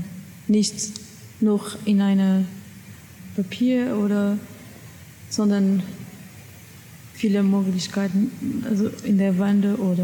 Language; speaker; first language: German; non-native, learner; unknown